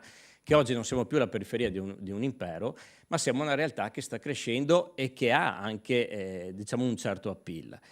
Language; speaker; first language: Italian; native; Italian